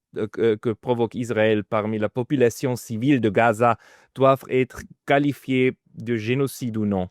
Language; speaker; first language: French; non-native, fluent; German